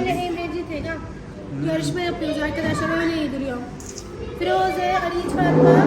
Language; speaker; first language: Turkish; non-native, fluent; Urdu